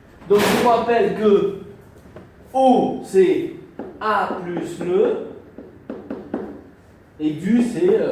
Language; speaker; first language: French; non-native, fluent; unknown